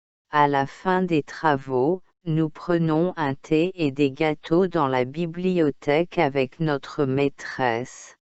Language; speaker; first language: French; non-native, learner; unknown